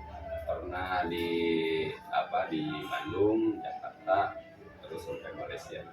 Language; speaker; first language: Indonesian; non-native, local second language; Sundanese